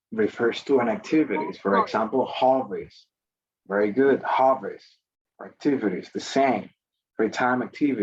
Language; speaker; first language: English; non-native, fluent; Spanish